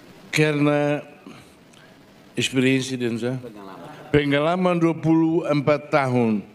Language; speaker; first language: Indonesian; non-native, fluent; Portuguese